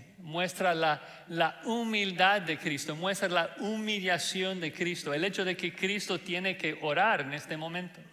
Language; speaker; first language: Spanish; non-native, fluent; English